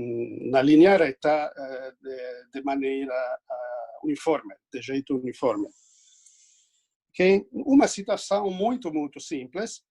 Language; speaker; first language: Portuguese; non-native, fluent; Italian